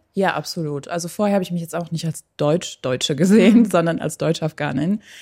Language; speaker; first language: German; early bilingual, other home language; Persian